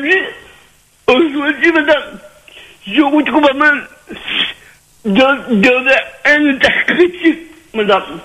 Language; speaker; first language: French; non-native, local second language; Réunion Creole French